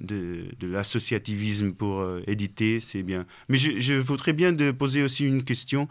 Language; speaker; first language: French; non-native, fluent; Portuguese